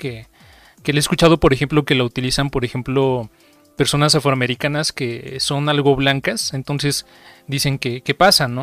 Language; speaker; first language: Spanish; native; Spanish